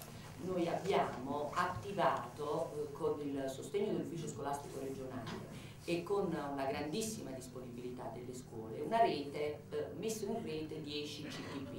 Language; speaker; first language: Italian; native; Italian